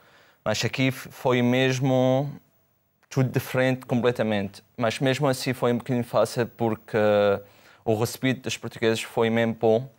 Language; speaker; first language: Portuguese; non-native, fluent; Arabic